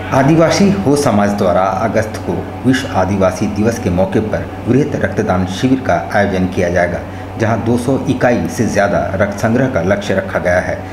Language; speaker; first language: Hindi; native; Hindi